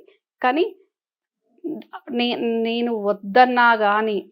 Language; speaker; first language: Telugu; native; Telugu